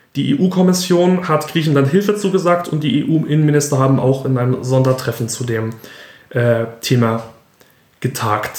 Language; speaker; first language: German; native; German